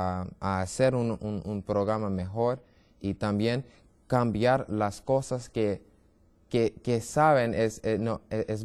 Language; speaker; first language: Spanish; non-native, learner; English